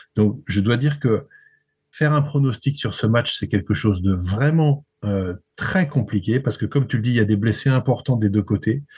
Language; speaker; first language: French; native; French